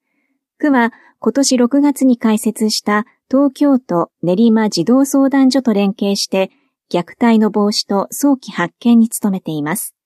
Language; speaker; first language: Japanese; native; Japanese